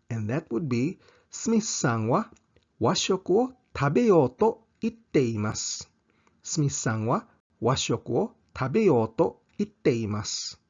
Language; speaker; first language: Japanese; non-native, fluent; English